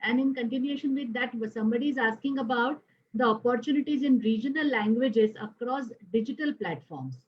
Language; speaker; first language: English; non-native, local second language; Marathi